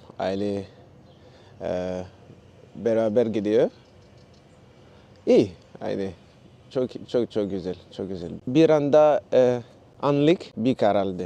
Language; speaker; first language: Turkish; non-native, learner; French